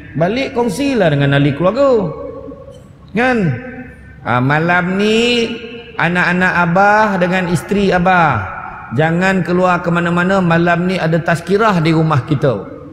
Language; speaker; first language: Malay; native; Malay